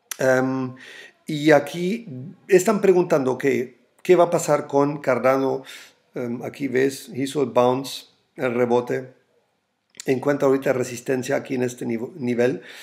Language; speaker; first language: Spanish; non-native, fluent; German